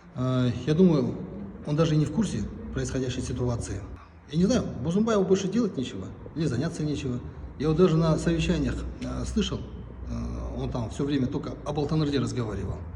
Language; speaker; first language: Russian; non-native, local second language; Kazakh